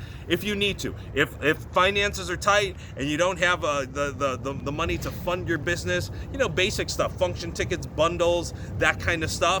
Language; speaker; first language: English; native; English